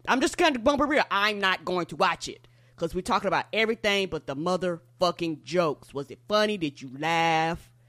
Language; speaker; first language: English; native; English